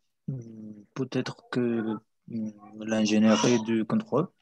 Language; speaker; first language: French; non-native, learner; Spanish